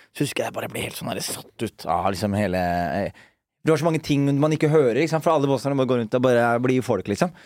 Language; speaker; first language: Norwegian; early bilingual, other home language; Somali